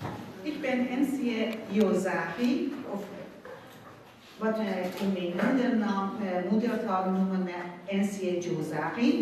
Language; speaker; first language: Dutch; non-native, fluent; Persian